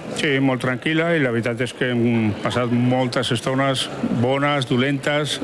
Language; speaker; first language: Catalan; non-native, fluent; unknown